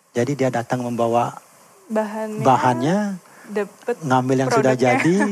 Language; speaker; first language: Indonesian; native; Indonesian